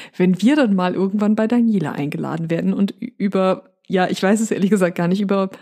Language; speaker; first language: German; native; German